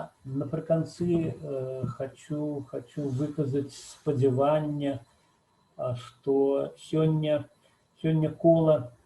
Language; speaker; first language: Belarusian; native; Belarusian